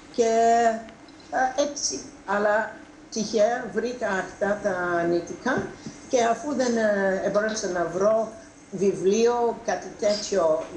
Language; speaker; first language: Greek; non-native, fluent; English